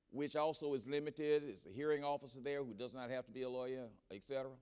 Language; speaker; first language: English; native; English